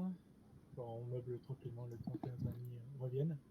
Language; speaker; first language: French; native; French